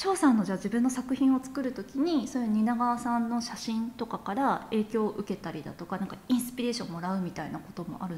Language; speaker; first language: Japanese; native; Japanese